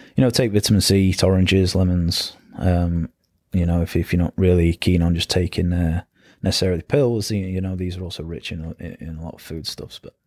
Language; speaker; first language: English; native; English